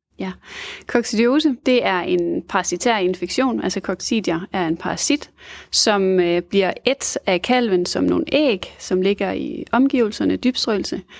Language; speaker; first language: Danish; native; Danish